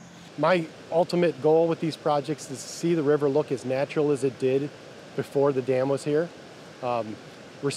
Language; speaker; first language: English; native; English